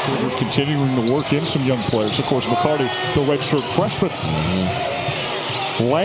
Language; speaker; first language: English; native; English